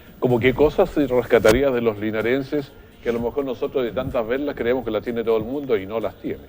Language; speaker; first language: Spanish; native; Spanish